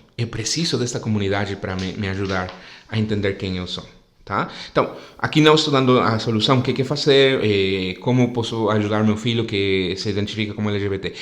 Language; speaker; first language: Portuguese; non-native, fluent; Spanish